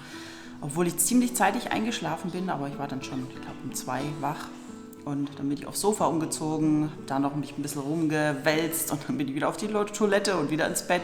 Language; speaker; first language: German; native; German